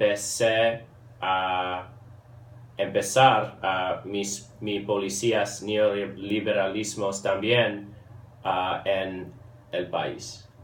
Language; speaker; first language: Spanish; early bilingual, heritage; English